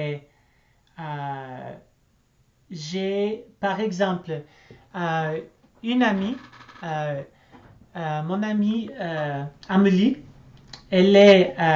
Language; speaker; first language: French; non-native, learner; English